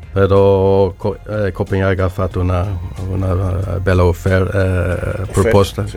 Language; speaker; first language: Italian; non-native, learner; Swedish